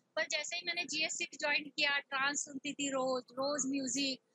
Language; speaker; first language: Hindi; non-native, local second language; Marathi